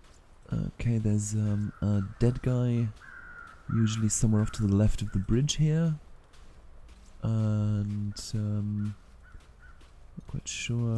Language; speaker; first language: English; native; English